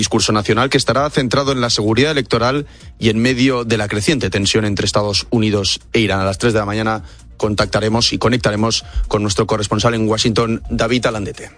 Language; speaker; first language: Spanish; native; Spanish